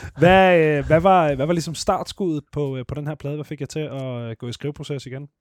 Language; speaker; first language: Danish; native; Danish